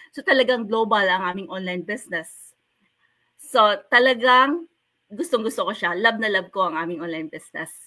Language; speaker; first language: Filipino; native; Filipino